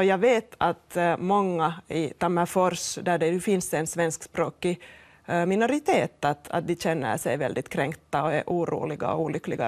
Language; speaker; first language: Swedish; native; Swedish